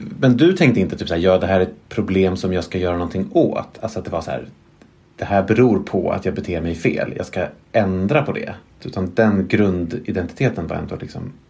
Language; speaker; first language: Swedish; native; Swedish